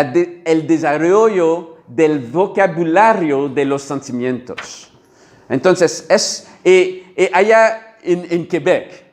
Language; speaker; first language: Spanish; non-native, learner; French